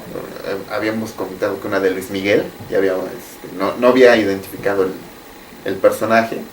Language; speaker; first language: Spanish; native; Spanish